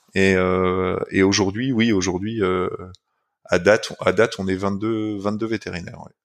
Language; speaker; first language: French; native; French